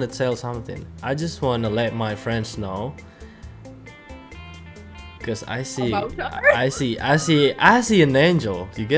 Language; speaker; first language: English; non-native, learner; Indonesian